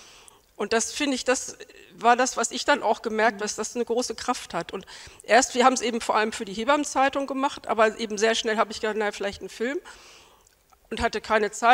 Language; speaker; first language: German; native; German